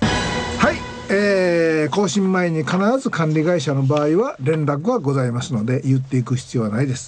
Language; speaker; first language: Japanese; native; Japanese